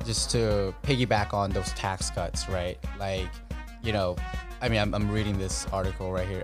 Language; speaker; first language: English; non-native, local second language; Filipino